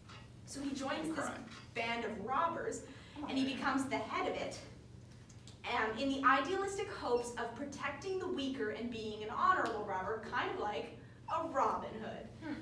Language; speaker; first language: English; native; English